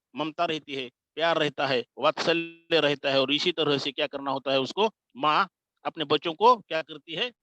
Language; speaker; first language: Hindi; non-native, local second language; Marathi